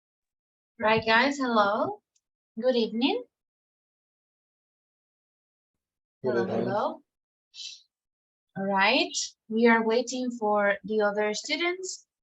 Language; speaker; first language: English; non-native, fluent; Spanish